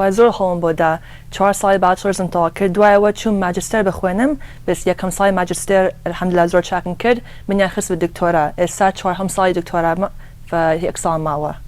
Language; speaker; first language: Central Kurdish; early bilingual, heritage; Central Kurdish